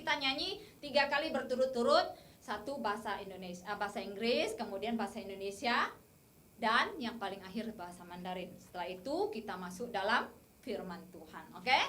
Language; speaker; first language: Indonesian; native; Indonesian